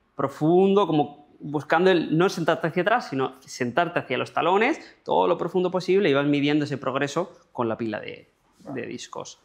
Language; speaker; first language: Spanish; native; Spanish